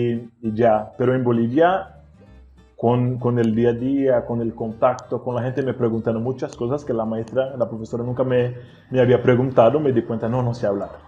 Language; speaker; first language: Spanish; non-native, fluent; Portuguese